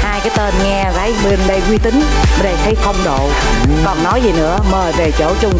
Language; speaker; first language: Vietnamese; native; Vietnamese